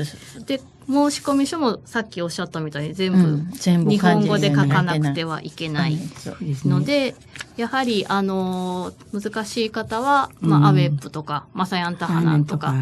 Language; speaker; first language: Japanese; native; Japanese